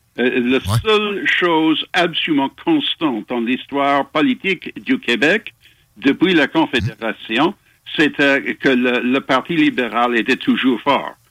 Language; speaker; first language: French; non-native, local second language; English